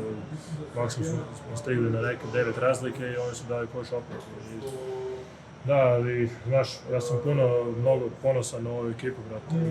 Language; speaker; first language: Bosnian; non-native, fluent; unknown